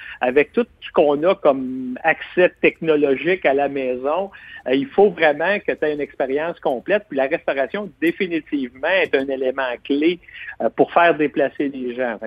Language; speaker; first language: French; native; French